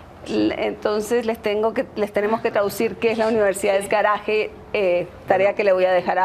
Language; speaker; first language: Spanish; native; Spanish